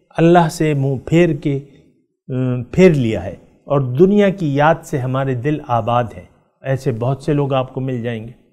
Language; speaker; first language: Urdu; native; Urdu